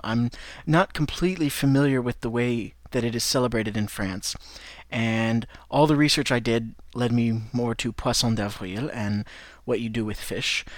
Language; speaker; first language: English; native; English